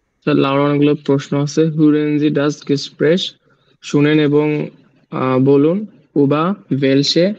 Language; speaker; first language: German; non-native, learner; Bangla